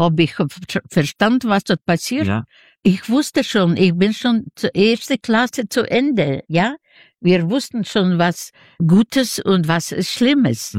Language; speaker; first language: German; non-native, learner; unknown